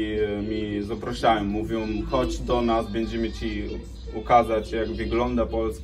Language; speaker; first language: Polish; non-native, learner; Arabic